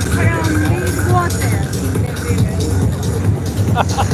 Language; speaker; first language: English; non-native, fluent; Spanish